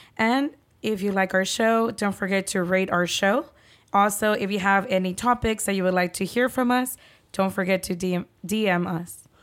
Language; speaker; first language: English; early bilingual, other home language; Spanish